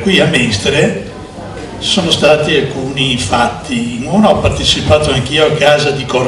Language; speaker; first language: Italian; native; Italian